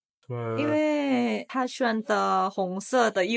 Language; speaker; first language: Chinese; non-native, learner; Thai